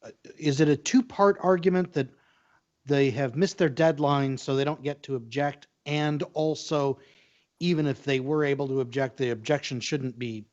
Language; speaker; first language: English; native; English